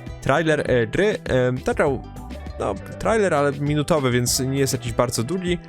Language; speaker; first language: Polish; native; Polish